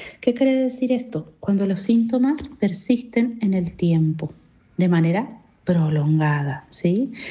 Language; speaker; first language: Spanish; native; Spanish